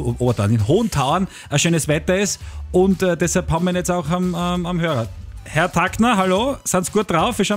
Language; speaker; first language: German; native; German